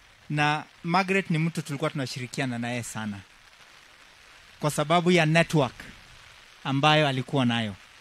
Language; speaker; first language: Swahili; non-native, local second language; Kalenjin